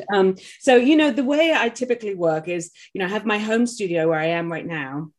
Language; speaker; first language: English; native; English